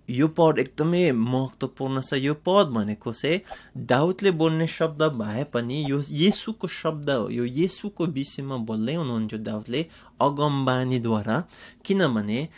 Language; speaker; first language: Nepali; non-native, fluent; English